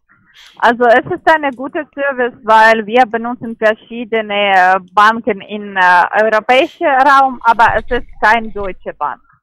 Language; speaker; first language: German; non-native, learner; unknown